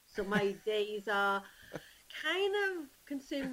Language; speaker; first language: English; native; English